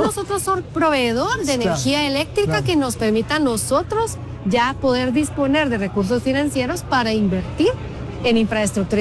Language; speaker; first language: Spanish; native; Spanish